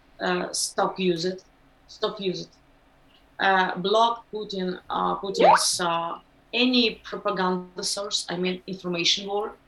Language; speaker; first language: English; non-native, learner; Ukrainian